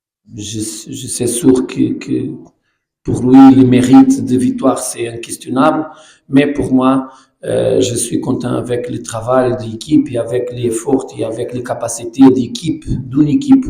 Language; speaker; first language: French; non-native, learner; Portuguese